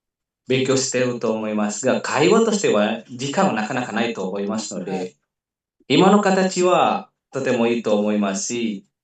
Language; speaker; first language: Japanese; non-native, fluent; Indonesian